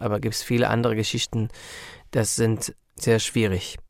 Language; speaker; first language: German; non-native, learner; Hebrew